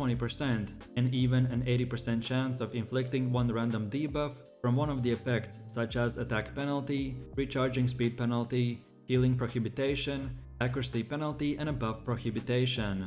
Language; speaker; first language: English; non-native, fluent; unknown